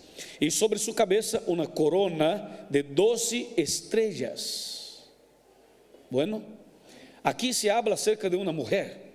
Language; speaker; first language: Spanish; non-native, fluent; Portuguese